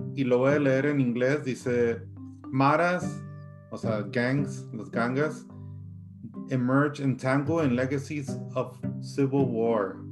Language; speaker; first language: Spanish; early bilingual, heritage; Spanish